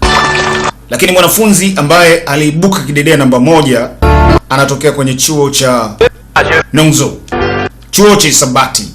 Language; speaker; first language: Swahili; native; Swahili